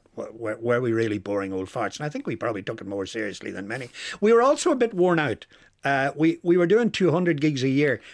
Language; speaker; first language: English; native; English